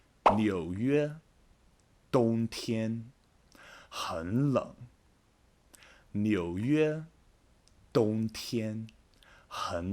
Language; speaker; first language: Chinese; non-native, fluent; English